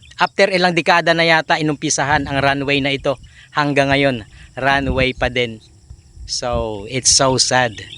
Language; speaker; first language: Filipino; non-native, local second language; Hiligaynon